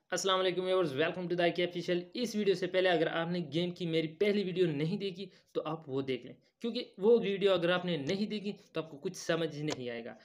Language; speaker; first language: Urdu; non-native, local second language; Punjabi